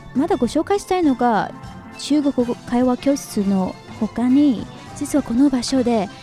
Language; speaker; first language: Japanese; non-native, fluent; Chinese